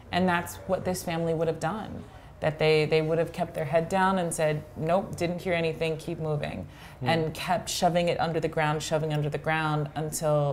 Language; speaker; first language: English; native; English